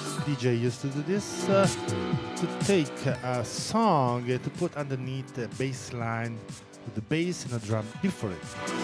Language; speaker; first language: English; non-native, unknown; Italian